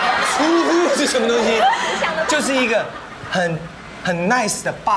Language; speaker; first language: Chinese; native; Chinese